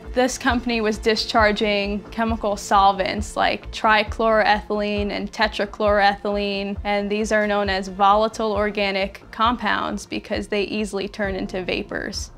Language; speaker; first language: English; native; English